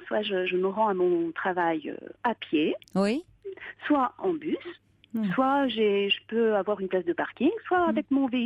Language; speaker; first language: French; native; French